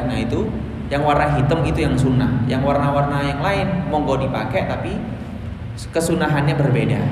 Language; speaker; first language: Indonesian; native; Indonesian